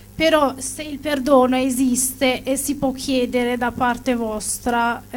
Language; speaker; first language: Italian; non-native, fluent; Albanian